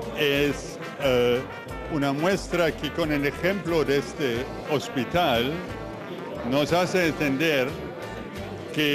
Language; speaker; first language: Spanish; non-native, fluent; German